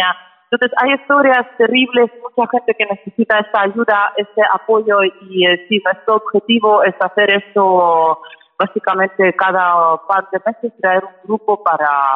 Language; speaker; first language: Spanish; non-native, fluent; Ukrainian